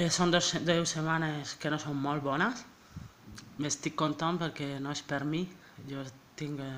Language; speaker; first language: Catalan; non-native, learner; French